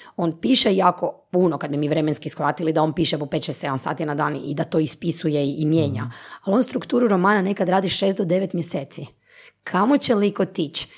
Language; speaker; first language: Croatian; native; Croatian